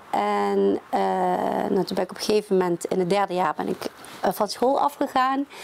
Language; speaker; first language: Dutch; early bilingual, other home language; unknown